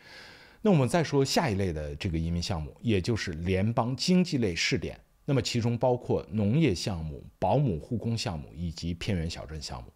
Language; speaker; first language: Chinese; native; Chinese